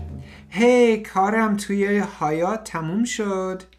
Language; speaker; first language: Persian; non-native, learner; English